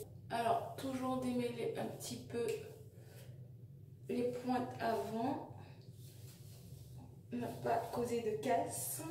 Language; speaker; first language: French; native; French